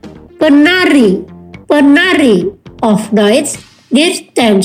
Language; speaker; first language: German; non-native, fluent; Indonesian